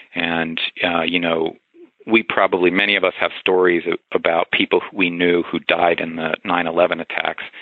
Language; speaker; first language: English; native; English